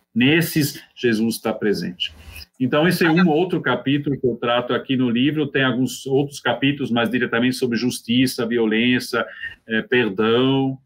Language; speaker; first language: Portuguese; non-native, fluent; Swiss German